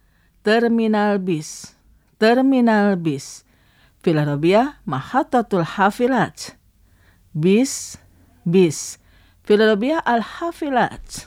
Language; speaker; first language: Arabic; non-native, fluent; Indonesian